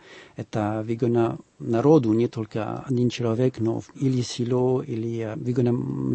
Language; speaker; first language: Russian; non-native, fluent; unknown